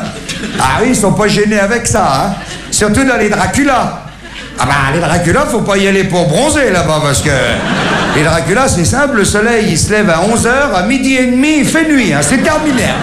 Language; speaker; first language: French; native; French